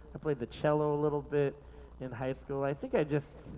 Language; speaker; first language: English; native; English